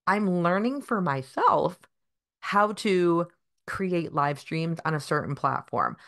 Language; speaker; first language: English; native; English